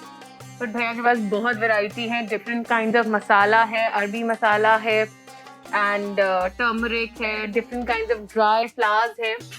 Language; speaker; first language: Hindi; native; Hindi